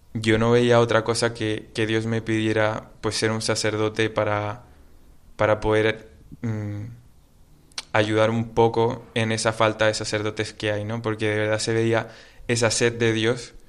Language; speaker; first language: Spanish; native; Spanish